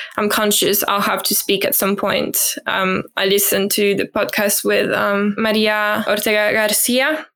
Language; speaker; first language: English; non-native, fluent; French